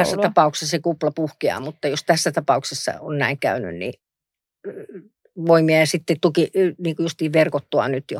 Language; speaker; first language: Finnish; native; Finnish